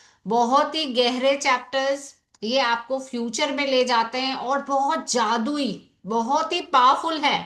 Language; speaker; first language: Hindi; native; Hindi